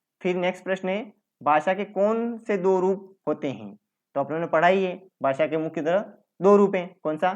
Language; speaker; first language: Hindi; native; Hindi